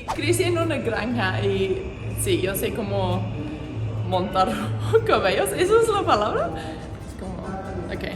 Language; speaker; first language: Spanish; non-native, learner; English